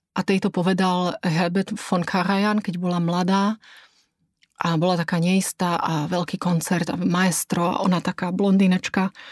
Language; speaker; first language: Slovak; native; Slovak